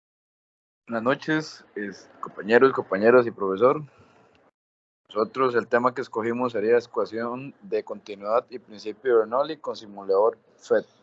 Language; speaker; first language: Spanish; native; Spanish